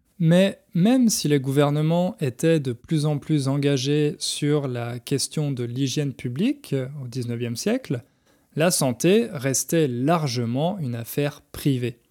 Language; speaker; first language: French; native; French